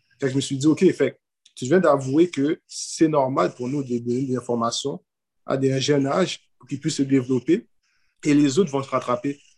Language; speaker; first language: French; early bilingual, other home language; Haitian Creole